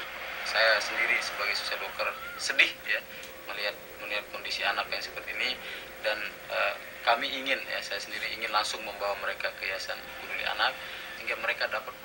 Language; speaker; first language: Indonesian; native; Indonesian